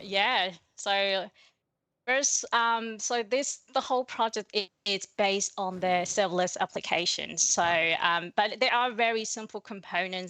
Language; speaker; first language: English; non-native, fluent; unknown